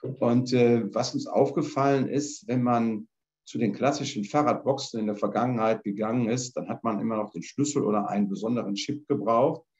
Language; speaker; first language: German; native; German